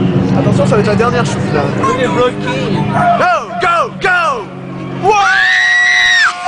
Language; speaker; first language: French; native; French